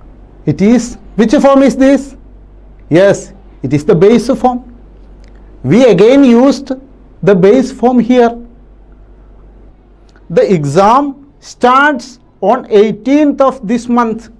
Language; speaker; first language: English; non-native, local second language; Malayalam